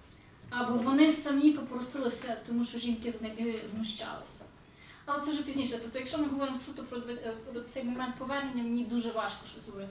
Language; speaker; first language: Ukrainian; early bilingual, heritage; Ukrainian